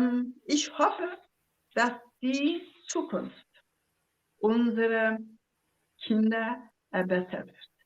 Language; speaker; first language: German; non-native, fluent; Zaza